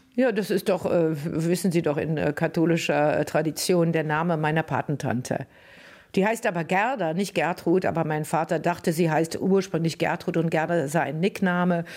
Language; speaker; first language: German; native; German